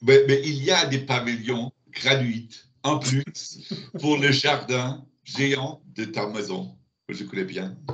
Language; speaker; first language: French; non-native, learner; German